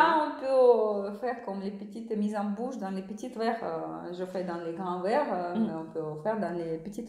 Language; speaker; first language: French; non-native, learner; Russian